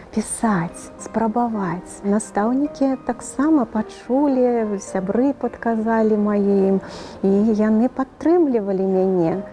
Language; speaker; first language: Belarusian; native; Belarusian